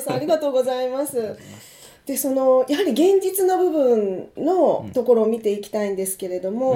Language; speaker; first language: Japanese; native; Japanese